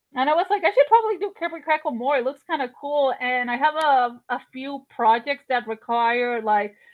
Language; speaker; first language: English; non-native, fluent; Spanish